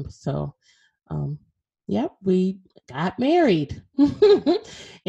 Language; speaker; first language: English; native; English